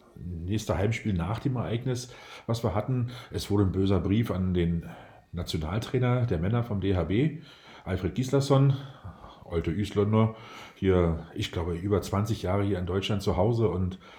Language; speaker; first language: German; native; German